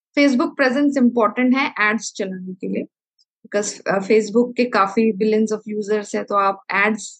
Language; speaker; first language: Hindi; non-native, local second language; Malayalam